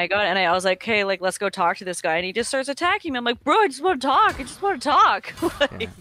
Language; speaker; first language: English; native; English